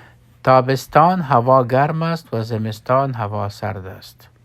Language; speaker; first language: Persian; non-native, fluent; Urdu